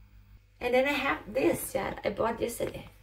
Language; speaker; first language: English; non-native, learner; Thai